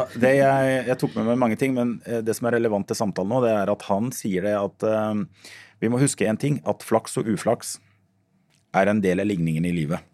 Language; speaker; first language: Norwegian; early bilingual, other home language; Arabic